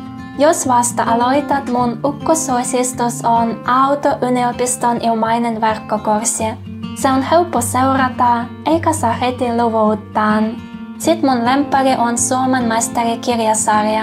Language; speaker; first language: Finnish; non-native, learner; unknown